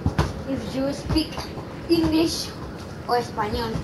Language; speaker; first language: English; non-native, learner; Spanish